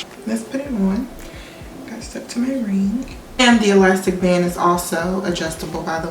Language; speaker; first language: English; native; English